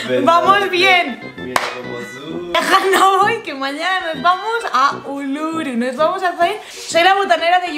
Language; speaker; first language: Spanish; native; Spanish